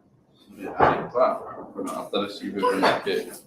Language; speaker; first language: Japanese; non-native, learner; English